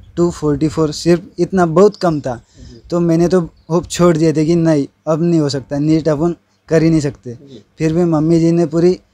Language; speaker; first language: Hindi; non-native, local second language; Marathi